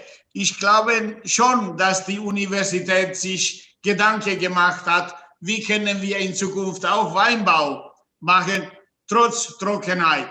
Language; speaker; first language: German; non-native, fluent; Italian